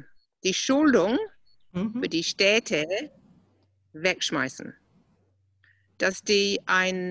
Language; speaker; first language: German; non-native, fluent; English